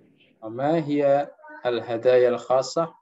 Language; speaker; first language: Arabic; non-native, fluent; Indonesian